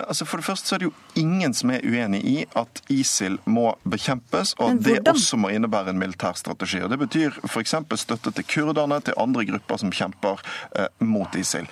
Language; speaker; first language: Norwegian; native; Norwegian